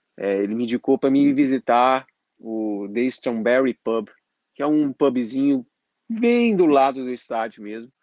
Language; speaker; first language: Portuguese; native; Portuguese